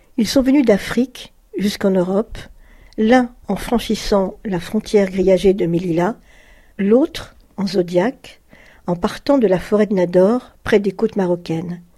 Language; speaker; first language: French; native; French